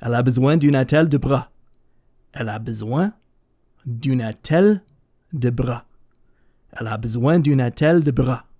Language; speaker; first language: French; non-native, fluent; English